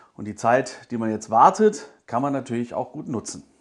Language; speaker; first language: German; native; German